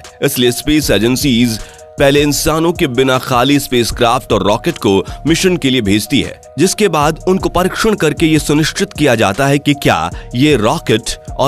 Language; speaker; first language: Hindi; native; Hindi